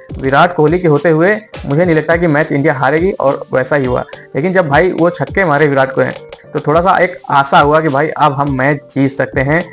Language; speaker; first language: Hindi; native; Hindi